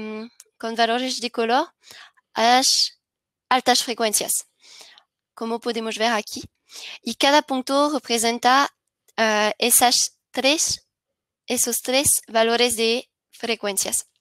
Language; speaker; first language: Spanish; non-native, learner; French